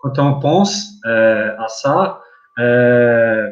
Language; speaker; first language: French; non-native, learner; Portuguese